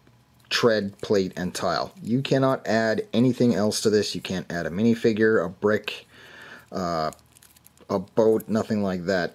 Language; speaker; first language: English; native; English